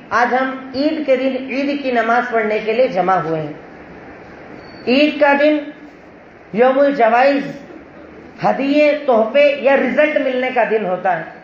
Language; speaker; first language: Urdu; native; Urdu